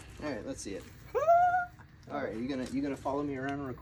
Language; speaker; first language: English; native; English